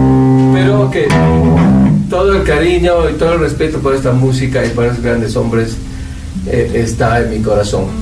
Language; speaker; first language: Spanish; native; Spanish